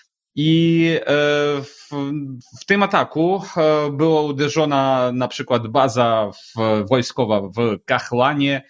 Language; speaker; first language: Polish; non-native, fluent; Ukrainian